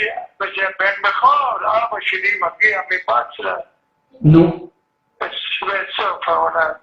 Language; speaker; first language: Hebrew; early bilingual, other home language; Arabic